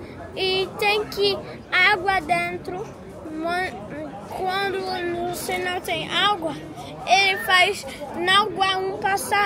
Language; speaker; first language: Portuguese; early bilingual, heritage; Portuguese